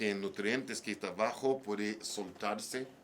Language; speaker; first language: Spanish; non-native, learner; English